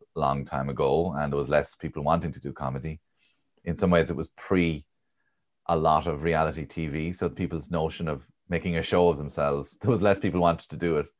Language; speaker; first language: English; native; English